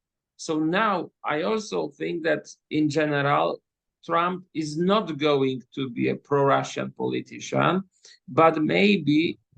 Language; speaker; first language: English; non-native, fluent; Polish